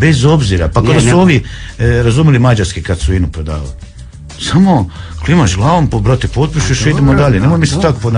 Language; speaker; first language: Croatian; native; Croatian